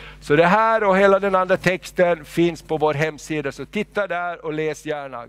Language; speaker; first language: Swedish; non-native, fluent; Spanish